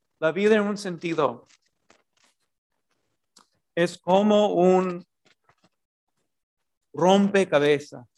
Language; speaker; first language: Spanish; non-native, fluent; English